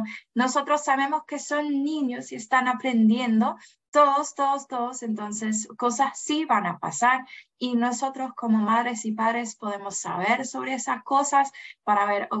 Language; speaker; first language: Spanish; non-native, fluent; English